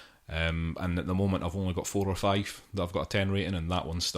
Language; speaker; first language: English; native; English